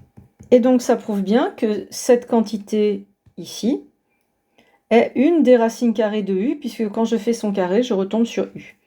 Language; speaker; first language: French; native; French